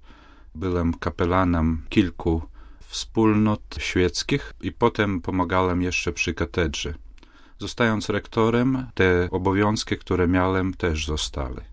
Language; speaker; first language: Polish; non-native, fluent; Latvian